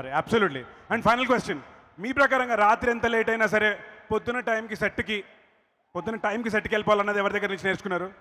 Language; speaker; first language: Telugu; native; Telugu